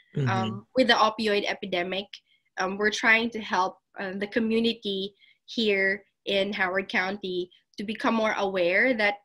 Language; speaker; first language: English; non-native, local second language; Filipino